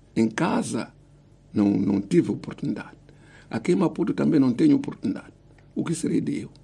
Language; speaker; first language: Portuguese; non-native, local second language; Tsonga